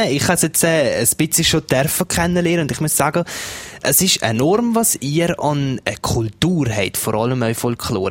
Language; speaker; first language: German; native; German